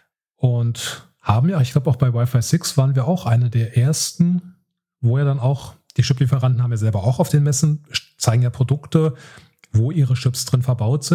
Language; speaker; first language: German; native; German